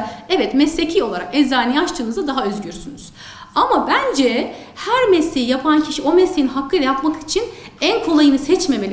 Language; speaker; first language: Turkish; native; Turkish